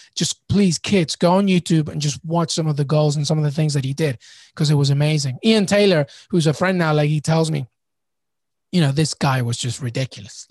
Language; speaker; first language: English; early bilingual, other home language; Spanish